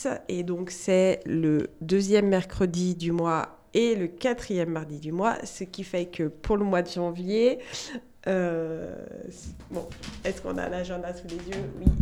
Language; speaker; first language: French; native; French